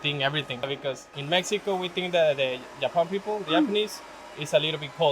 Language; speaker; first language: English; non-native, learner; Spanish